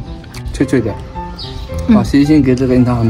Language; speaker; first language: Chinese; native; Chinese